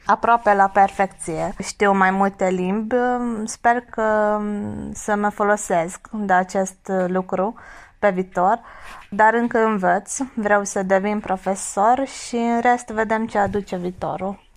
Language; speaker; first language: Romanian; non-native, fluent; Hungarian